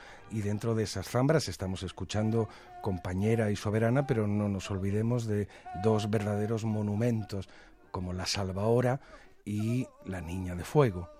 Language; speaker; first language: Spanish; native; Spanish